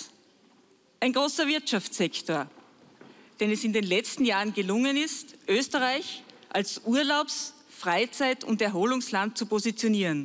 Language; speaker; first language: German; native; German